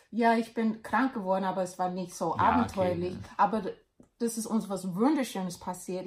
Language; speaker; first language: German; non-native, learner; English